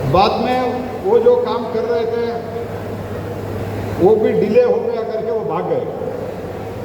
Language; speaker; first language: Hindi; non-native, local second language; Kannada